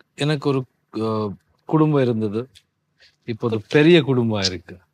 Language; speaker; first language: Tamil; non-native, local second language; Kannada